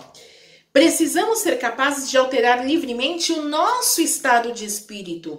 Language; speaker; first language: Portuguese; native; Portuguese